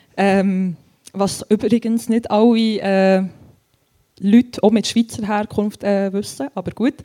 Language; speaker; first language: German; native; German